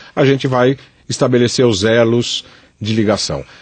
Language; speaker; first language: Portuguese; native; Portuguese